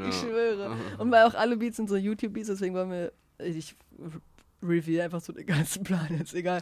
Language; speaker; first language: German; native; German